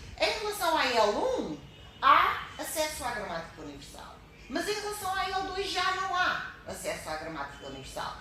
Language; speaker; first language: Portuguese; native; Portuguese